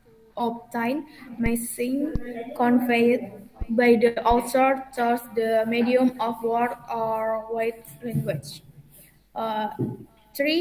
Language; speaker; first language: English; non-native, learner; Indonesian